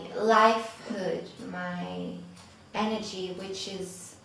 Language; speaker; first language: English; non-native, fluent; Swedish